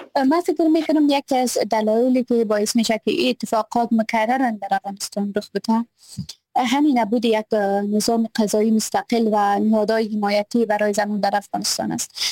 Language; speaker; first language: Persian; native; Persian